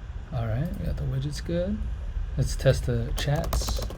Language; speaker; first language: English; native; English